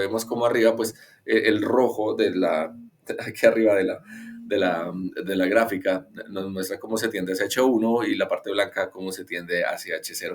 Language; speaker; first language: Spanish; native; Spanish